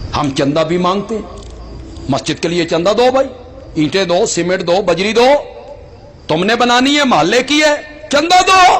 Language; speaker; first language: Urdu; non-native, local second language; Punjabi